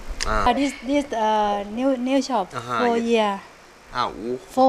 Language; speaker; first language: English; non-native, learner; Thai